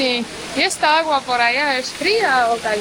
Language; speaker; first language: Spanish; non-native, fluent; Portuguese